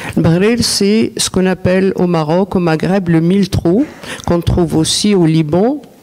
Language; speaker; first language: French; non-native, local second language; Arabic